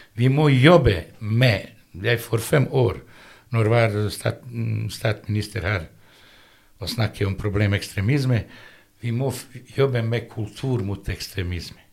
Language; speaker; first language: Norwegian; non-native, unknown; Bosnian